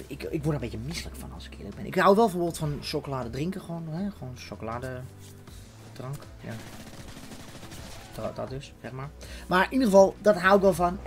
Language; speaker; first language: Dutch; native; Dutch